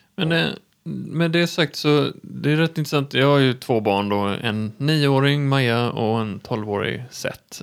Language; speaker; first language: Swedish; native; Swedish